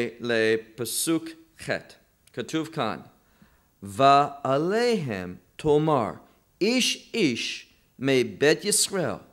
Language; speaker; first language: Hebrew; non-native, fluent; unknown